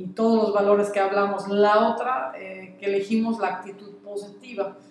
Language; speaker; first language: Spanish; non-native, fluent; Dutch